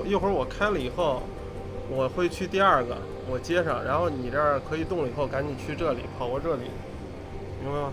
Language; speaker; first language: Chinese; native; Chinese